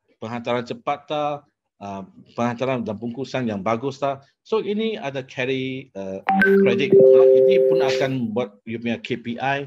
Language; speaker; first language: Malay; non-native, local second language; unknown